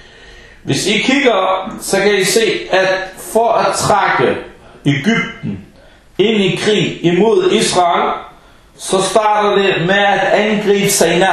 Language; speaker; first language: Danish; early bilingual, other home language; Arabic